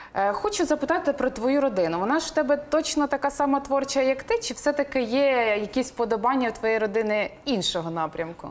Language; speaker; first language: Ukrainian; native; Ukrainian